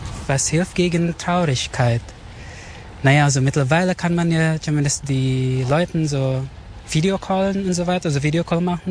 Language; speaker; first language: German; non-native, fluent; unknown